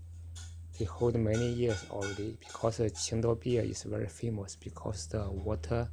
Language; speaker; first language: English; non-native, fluent; Chinese